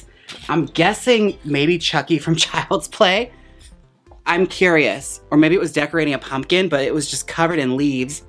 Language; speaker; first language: English; native; English